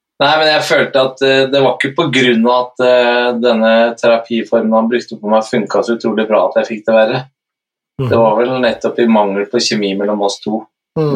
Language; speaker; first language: Norwegian; native; Norwegian